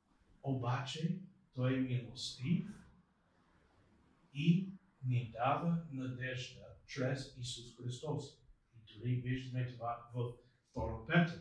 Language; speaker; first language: Bulgarian; non-native, fluent; English